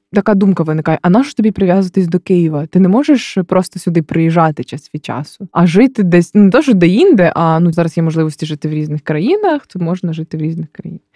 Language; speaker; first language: Ukrainian; native; Ukrainian